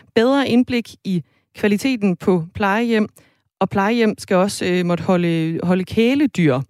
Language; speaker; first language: Danish; native; Danish